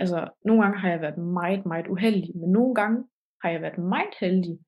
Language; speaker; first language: Danish; early bilingual, heritage; Danish